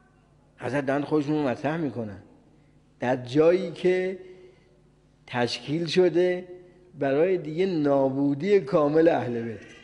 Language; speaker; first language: Persian; native; Persian